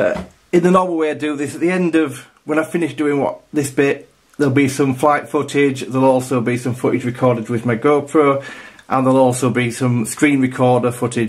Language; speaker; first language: English; native; English